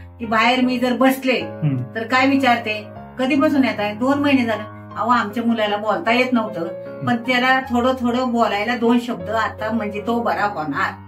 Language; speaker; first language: Marathi; native; Marathi